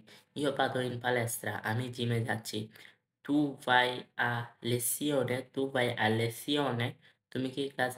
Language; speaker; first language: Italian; non-native, learner; Bangla